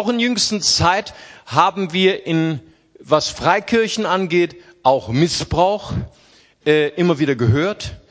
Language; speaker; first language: German; early bilingual, other home language; Portuguese